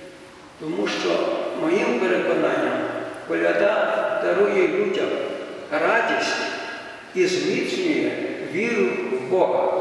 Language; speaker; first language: Ukrainian; native; Ukrainian